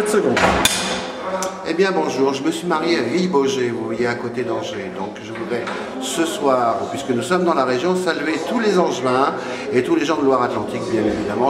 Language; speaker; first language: French; native; French